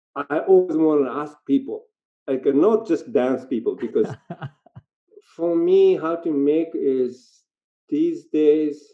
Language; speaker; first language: English; non-native, learner; Japanese